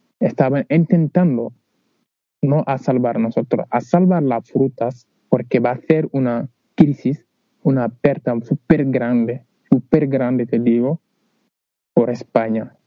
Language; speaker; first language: Spanish; non-native, learner; Wolof